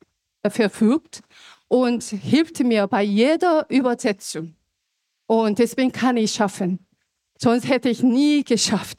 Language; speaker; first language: German; non-native, fluent; Korean